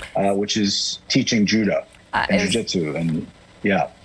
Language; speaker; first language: English; native; English